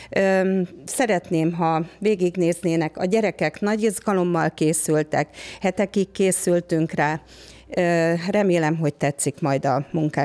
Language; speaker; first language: Hungarian; native; Hungarian